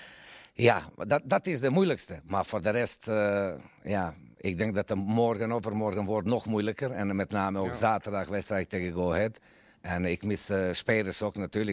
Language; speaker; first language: Dutch; non-native, fluent; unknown